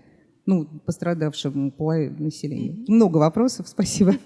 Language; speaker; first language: Russian; native; Russian